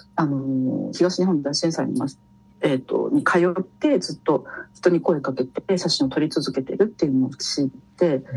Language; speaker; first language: Japanese; native; Japanese